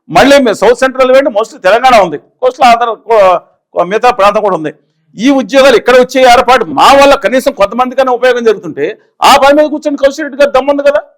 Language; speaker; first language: Telugu; native; Telugu